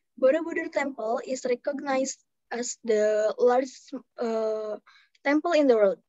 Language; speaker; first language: English; non-native, fluent; Indonesian